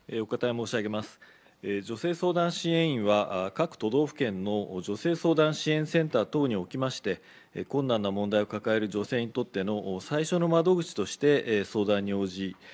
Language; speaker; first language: Japanese; native; Japanese